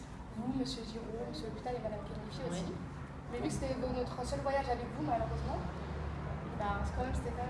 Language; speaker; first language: French; native; French